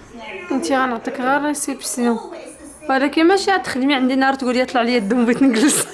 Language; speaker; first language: Arabic; native; Arabic